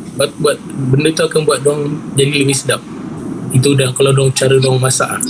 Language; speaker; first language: Malay; native; Malay